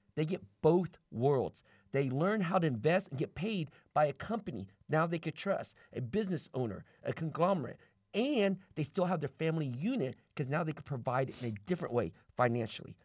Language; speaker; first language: English; native; English